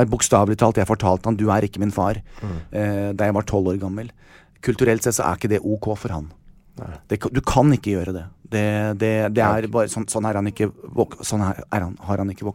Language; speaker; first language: Norwegian; early bilingual, other home language; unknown